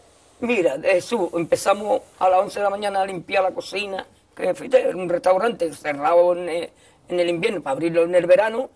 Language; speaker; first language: Spanish; native; Spanish